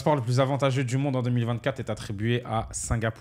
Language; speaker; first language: French; native; French